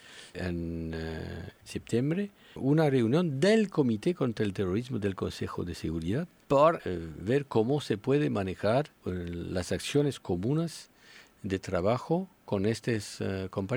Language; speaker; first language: Spanish; non-native, fluent; French